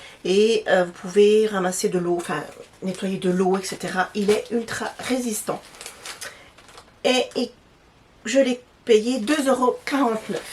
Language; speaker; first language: French; native; French